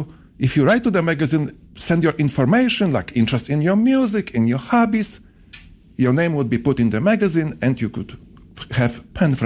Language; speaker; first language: English; non-native, fluent; Polish